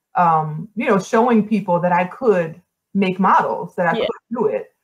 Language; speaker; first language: English; native; English